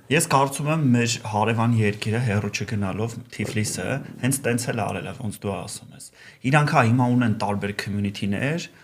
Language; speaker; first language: Armenian; native; Armenian